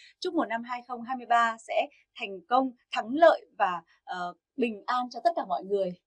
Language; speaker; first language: Vietnamese; native; Vietnamese